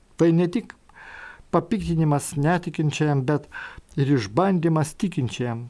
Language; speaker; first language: Lithuanian; native; Lithuanian